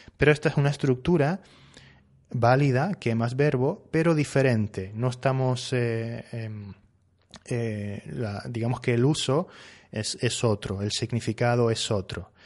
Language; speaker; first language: Spanish; native; Spanish